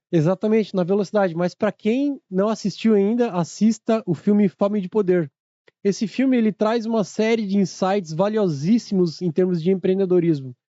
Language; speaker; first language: Portuguese; native; Portuguese